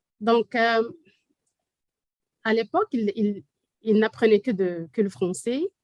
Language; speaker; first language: French; non-native, local second language; Arabic